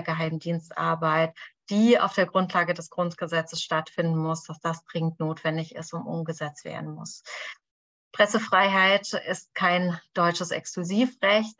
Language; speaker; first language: German; native; German